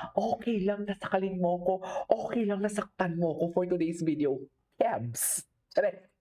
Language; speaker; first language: Filipino; non-native, local second language; Hiligaynon